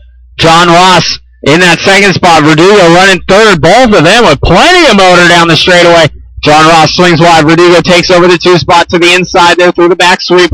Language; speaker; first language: English; native; English